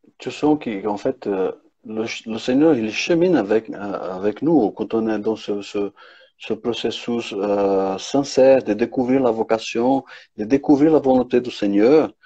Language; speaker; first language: French; non-native, fluent; Portuguese